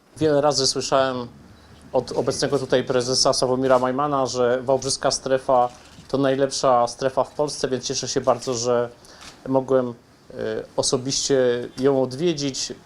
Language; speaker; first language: Polish; native; Polish